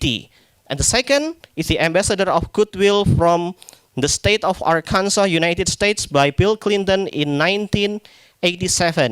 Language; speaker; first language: English; non-native, fluent; Indonesian